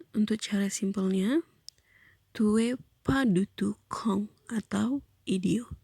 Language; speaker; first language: Indonesian; native; Indonesian